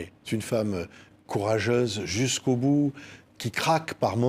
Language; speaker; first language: French; native; French